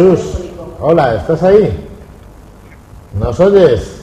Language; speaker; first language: Spanish; native; Spanish